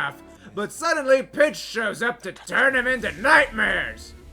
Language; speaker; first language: English; native; English